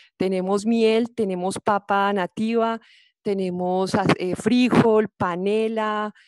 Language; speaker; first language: Spanish; native; Spanish